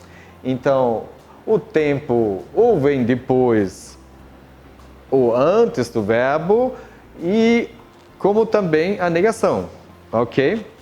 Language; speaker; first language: Portuguese; non-native, fluent; German